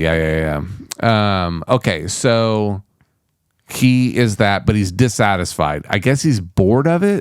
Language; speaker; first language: English; native; English